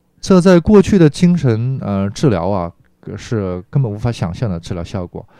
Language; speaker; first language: Chinese; non-native, fluent; Korean